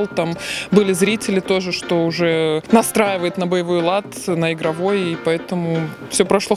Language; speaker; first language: Russian; native; Russian